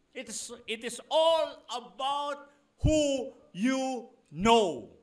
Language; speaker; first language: English; non-native, local second language; Filipino